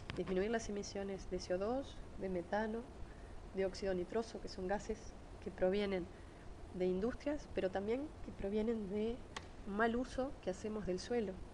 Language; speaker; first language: Spanish; native; Spanish